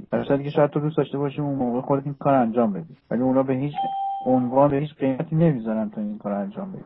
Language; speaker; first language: Persian; native; Persian